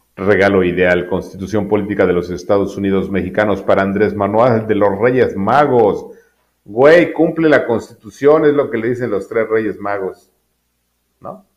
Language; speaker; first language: Spanish; native; Spanish